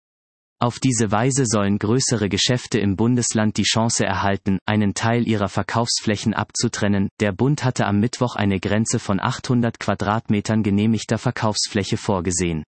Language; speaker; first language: German; native; German